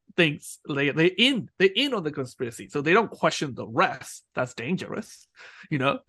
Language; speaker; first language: English; non-native, fluent; Burmese